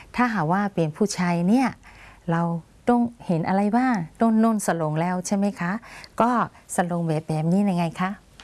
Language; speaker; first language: Thai; non-native, fluent; Burmese